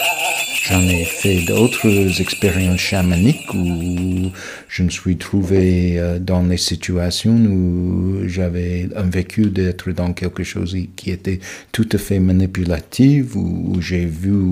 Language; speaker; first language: French; non-native, fluent; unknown